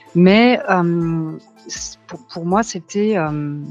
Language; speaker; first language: French; non-native, fluent; German